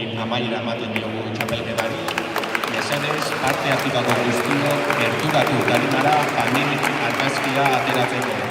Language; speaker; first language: Basque; native; Basque